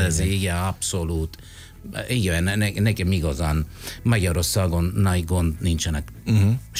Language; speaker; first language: Hungarian; non-native, fluent; Italian